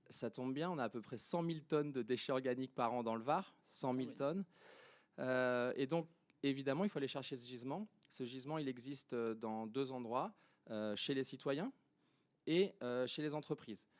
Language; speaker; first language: French; native; French